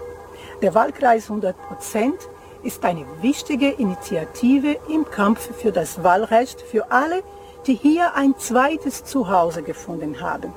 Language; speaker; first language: German; non-native, fluent; Portuguese